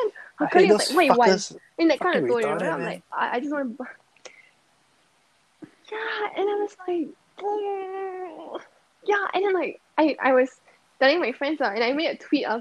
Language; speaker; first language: English; native; English